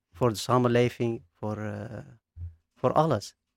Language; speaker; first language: Dutch; non-native, learner; Turkish